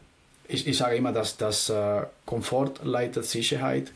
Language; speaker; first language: German; non-native, fluent; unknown